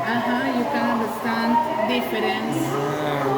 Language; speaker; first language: English; non-native, learner; Spanish